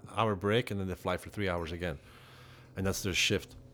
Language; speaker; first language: English; non-native, fluent; Dutch